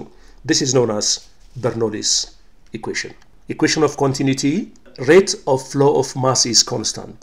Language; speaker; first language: English; non-native, local second language; Amharic